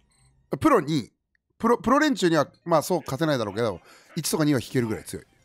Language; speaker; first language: Japanese; native; Japanese